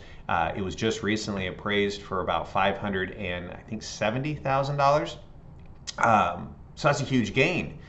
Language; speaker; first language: English; native; English